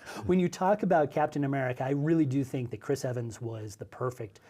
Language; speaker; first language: English; native; English